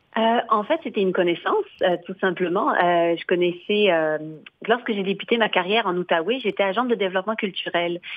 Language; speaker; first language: French; native; French